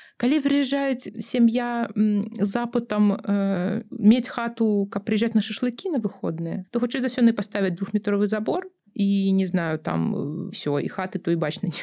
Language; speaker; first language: Belarusian; non-native, local second language; Russian